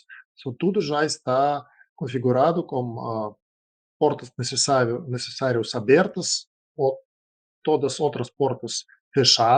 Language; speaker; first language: Portuguese; non-native, fluent; Russian